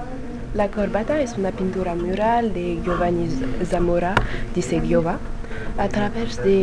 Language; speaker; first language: Spanish; non-native, learner; French